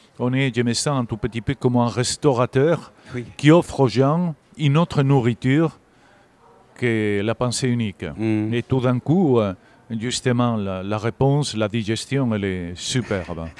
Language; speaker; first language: French; non-native, fluent; Galician